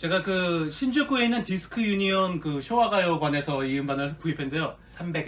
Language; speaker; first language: Korean; native; Korean